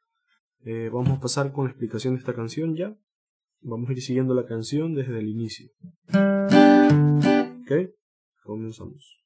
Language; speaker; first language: Spanish; native; Spanish